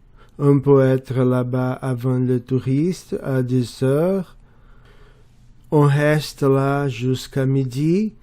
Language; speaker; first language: French; non-native, learner; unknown